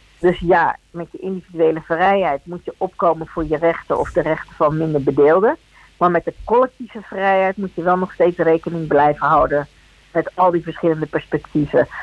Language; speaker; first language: Dutch; early bilingual, other home language; Spanish